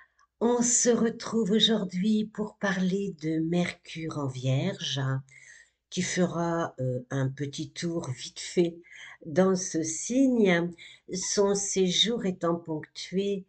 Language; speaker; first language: French; native; French